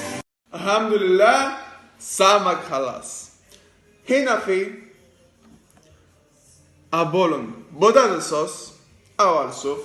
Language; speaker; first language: Arabic; non-native, learner; Greek